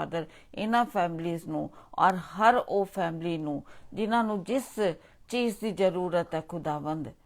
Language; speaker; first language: Hindi; non-native, local second language; Punjabi